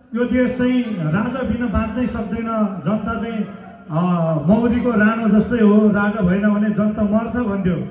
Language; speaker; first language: Nepali; non-native, local second language; Eastern Tamang